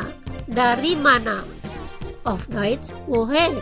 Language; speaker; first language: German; non-native, fluent; Indonesian